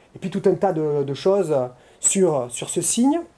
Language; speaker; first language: French; native; French